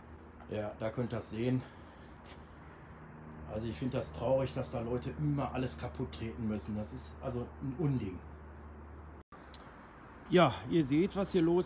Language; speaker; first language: German; native; German